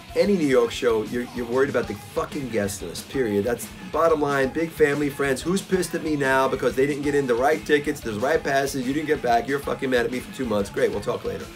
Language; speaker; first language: English; native; English